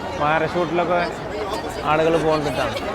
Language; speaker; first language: Malayalam; native; Malayalam